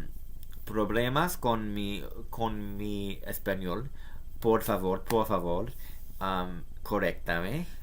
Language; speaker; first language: Spanish; non-native, learner; English